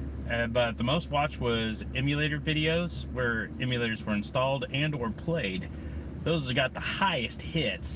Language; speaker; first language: English; native; English